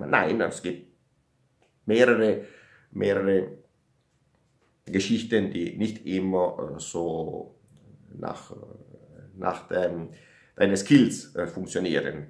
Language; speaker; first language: German; non-native, learner; Italian